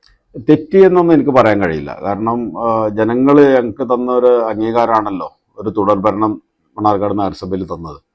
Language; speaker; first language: Malayalam; native; Malayalam